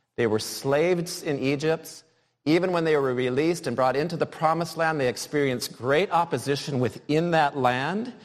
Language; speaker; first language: English; native; English